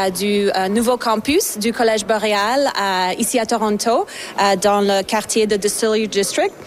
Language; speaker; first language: French; non-native, fluent; Slovak